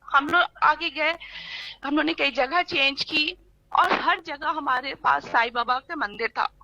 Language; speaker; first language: Hindi; native; Hindi